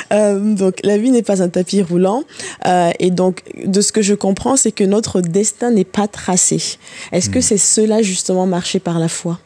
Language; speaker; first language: French; native; French